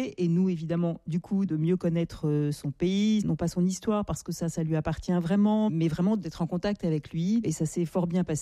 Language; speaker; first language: French; native; French